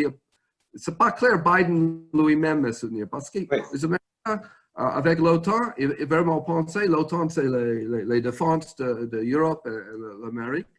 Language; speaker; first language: French; non-native, fluent; English